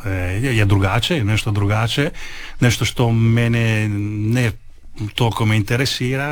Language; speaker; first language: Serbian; non-native, learner; Italian